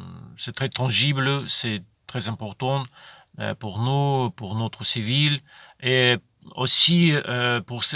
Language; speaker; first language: French; non-native, fluent; Ukrainian